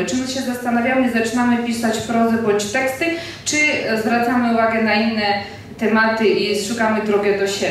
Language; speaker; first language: Polish; non-native, fluent; Georgian